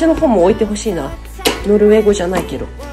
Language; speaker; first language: Japanese; native; Japanese